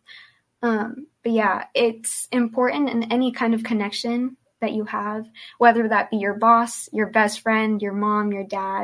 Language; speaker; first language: English; early bilingual, other home language; Spanish